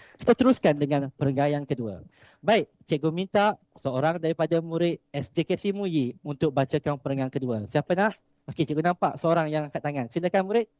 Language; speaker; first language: Malay; native; Malay